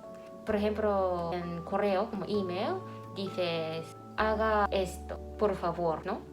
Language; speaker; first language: Spanish; non-native, fluent; Japanese